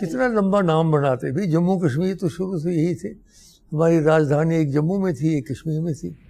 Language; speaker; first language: Hindi; non-native, local second language; Dogri